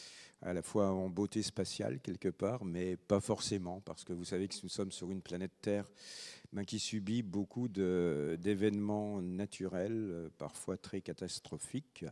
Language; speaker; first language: French; native; French